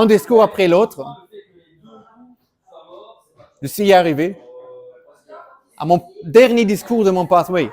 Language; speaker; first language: French; non-native, fluent; German